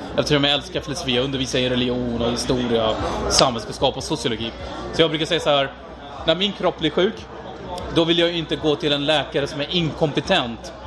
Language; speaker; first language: Swedish; non-native, fluent; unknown